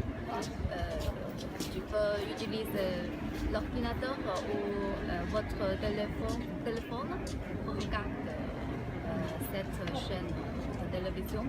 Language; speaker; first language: French; non-native, learner; Chinese